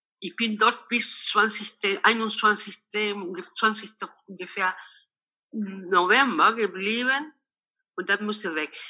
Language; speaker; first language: German; non-native, local second language; Spanish